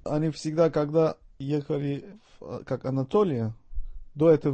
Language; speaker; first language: Russian; non-native, learner; Turkish